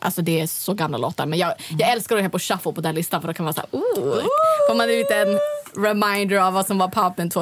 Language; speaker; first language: Swedish; native; Swedish